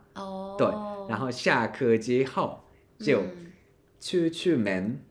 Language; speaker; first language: Chinese; non-native, fluent; Japanese